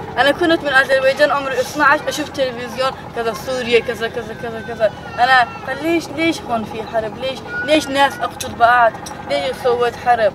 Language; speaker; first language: Arabic; non-native, learner; Azerbaijani